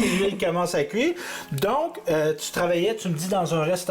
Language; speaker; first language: French; native; French